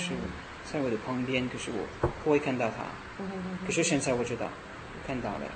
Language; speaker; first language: Chinese; non-native, learner; French